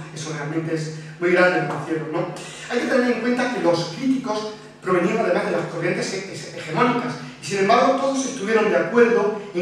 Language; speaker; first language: Spanish; native; Spanish